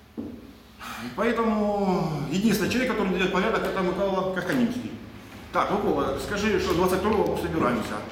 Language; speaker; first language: Russian; native; Russian